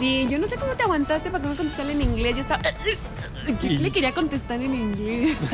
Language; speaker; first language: Spanish; native; Spanish